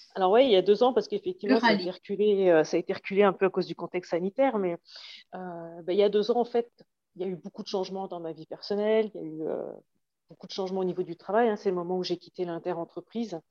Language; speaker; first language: French; native; French